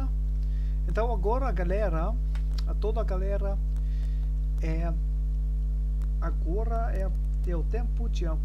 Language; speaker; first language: Portuguese; non-native, learner; German